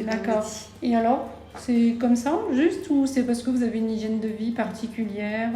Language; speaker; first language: French; native; French